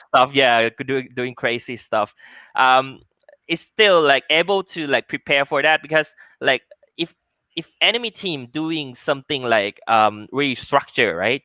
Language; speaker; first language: English; non-native, learner; Thai